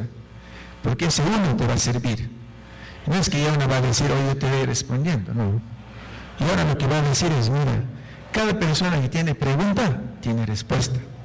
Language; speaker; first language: Spanish; non-native, local second language; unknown